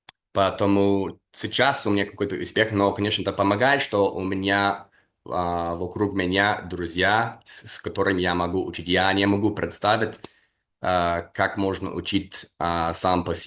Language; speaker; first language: Russian; non-native, fluent; English